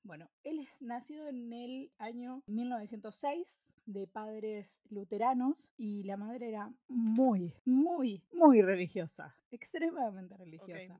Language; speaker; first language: Spanish; native; Spanish